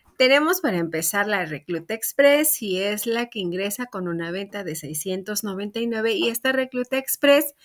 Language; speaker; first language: Spanish; native; Spanish